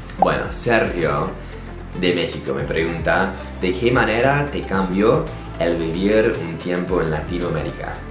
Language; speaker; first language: Spanish; non-native, fluent; English